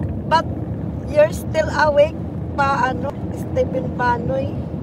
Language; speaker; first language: English; non-native, local second language; Cebuano